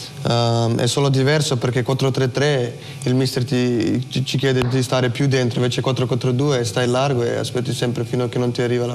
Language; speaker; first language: Italian; non-native, fluent; Slovenian